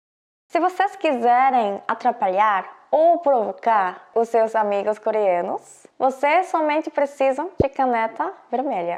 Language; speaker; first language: Portuguese; non-native, fluent; Korean